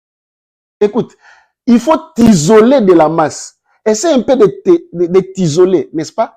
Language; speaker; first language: French; non-native, local second language; Lingala